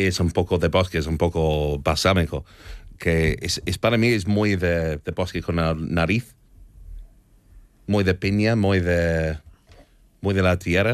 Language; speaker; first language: Spanish; non-native, learner; English